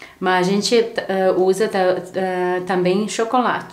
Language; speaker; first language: Portuguese; non-native, learner; Bosnian